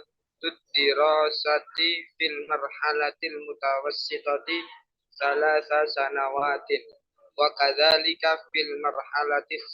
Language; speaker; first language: Arabic; non-native, learner; Indonesian